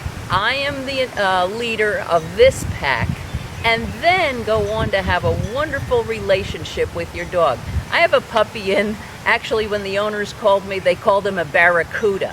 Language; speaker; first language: English; native; English